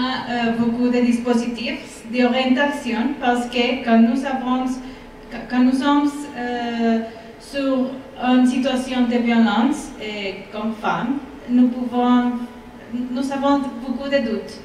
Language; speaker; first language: French; non-native, fluent; Spanish